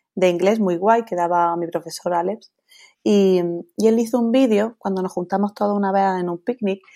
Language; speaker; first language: Spanish; native; Spanish